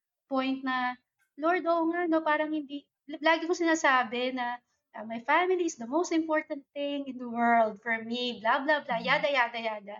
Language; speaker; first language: English; non-native, local second language; Filipino